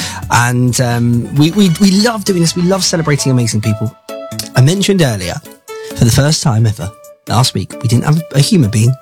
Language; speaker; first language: English; native; English